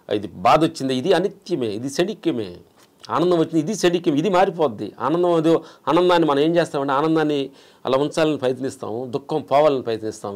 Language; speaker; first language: Telugu; native; Telugu